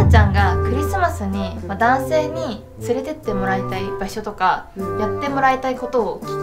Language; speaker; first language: Japanese; native; Japanese